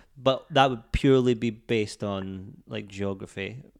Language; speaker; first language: English; native; English